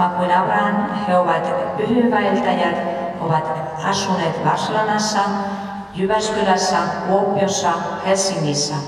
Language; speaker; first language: Finnish; non-native, fluent; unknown